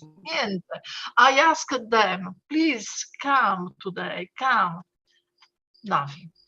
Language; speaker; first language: English; non-native, fluent; Italian